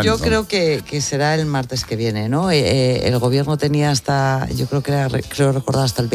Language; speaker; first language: Spanish; native; Spanish